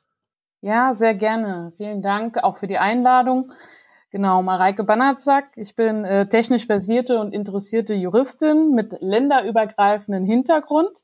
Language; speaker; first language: German; native; German